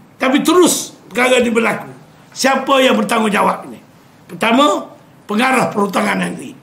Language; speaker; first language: Malay; native; Malay